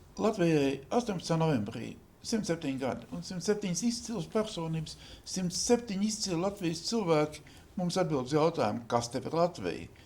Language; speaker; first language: Latvian; native; Latvian